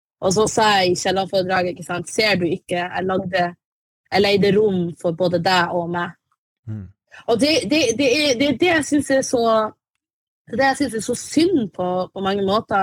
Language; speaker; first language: Norwegian; early bilingual, other home language; Arabic